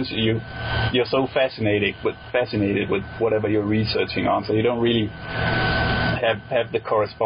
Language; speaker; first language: English; non-native, fluent; Danish